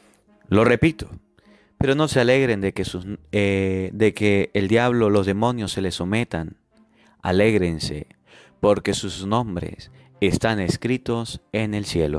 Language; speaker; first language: Spanish; native; Spanish